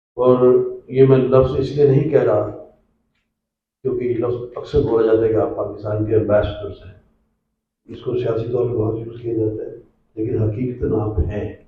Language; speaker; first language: Urdu; non-native, local second language; Punjabi